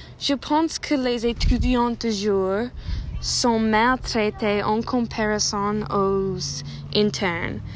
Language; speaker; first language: French; non-native, learner; English